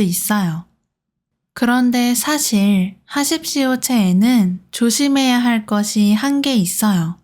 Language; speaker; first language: Korean; native; Korean